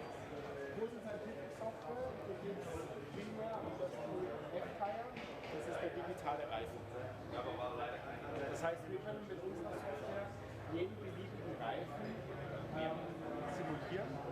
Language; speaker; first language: German; native; German